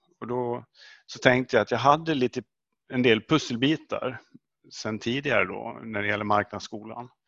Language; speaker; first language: Swedish; native; Swedish